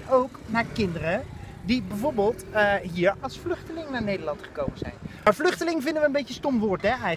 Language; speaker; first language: Dutch; native; Dutch